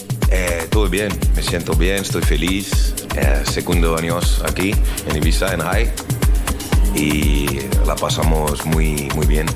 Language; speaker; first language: Spanish; non-native, learner; French